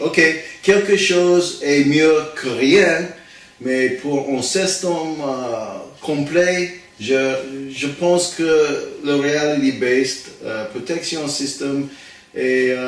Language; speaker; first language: French; non-native, learner; English